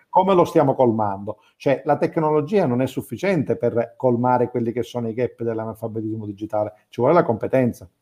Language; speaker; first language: Italian; native; Italian